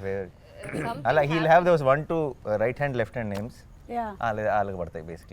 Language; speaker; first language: Telugu; native; Telugu